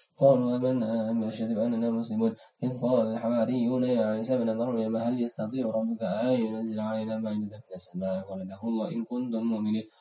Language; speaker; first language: Arabic; non-native, learner; Indonesian